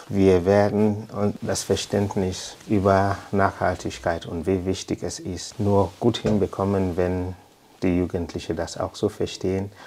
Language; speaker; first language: German; non-native, fluent; English